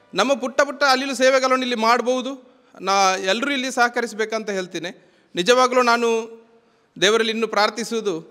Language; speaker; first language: Kannada; non-native, local second language; Konkani